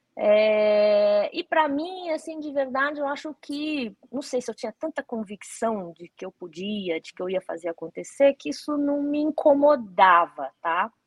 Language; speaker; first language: Portuguese; early bilingual, other home language; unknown